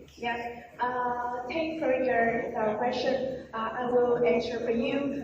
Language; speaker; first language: English; non-native, learner; Vietnamese